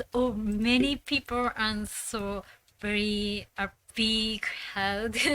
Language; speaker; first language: English; non-native, learner; Japanese